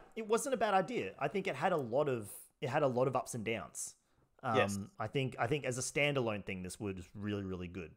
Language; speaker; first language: English; native; English